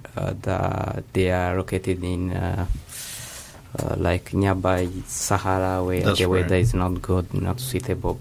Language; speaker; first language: English; non-native, local second language; Kinyarwanda